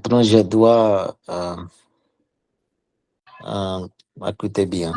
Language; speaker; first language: French; non-native, learner; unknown